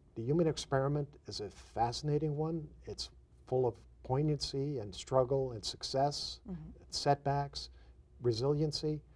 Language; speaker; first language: English; native; English